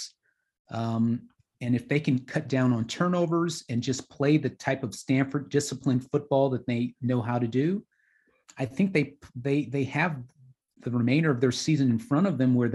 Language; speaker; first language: English; native; English